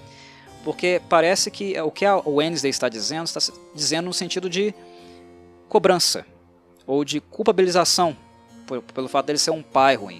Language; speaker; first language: Portuguese; native; Portuguese